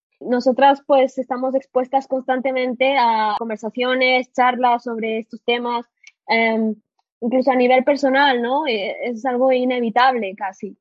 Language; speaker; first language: Spanish; native; Spanish